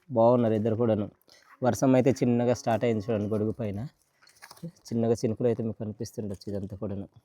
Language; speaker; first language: Telugu; non-native, local second language; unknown